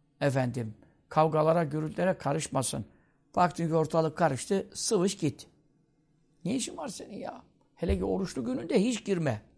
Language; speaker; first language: Turkish; native; Turkish